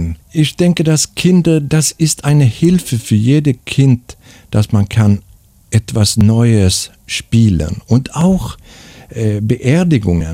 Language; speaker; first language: German; non-native, fluent; Swedish